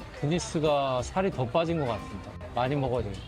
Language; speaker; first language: Korean; native; Korean